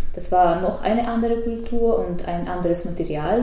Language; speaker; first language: German; non-native, fluent; Russian